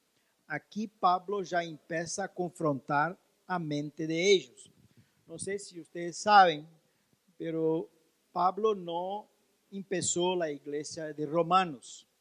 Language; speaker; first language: Spanish; non-native, learner; Portuguese